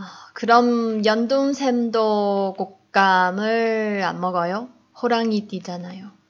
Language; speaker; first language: Korean; non-native, fluent; Chinese